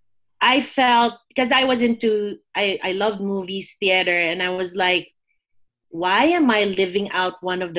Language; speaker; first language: English; non-native, local second language; Filipino